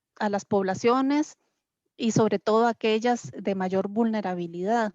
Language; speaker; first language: Spanish; native; Spanish